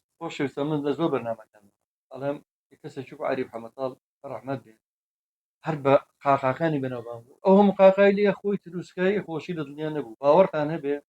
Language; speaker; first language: Central Kurdish; native; Central Kurdish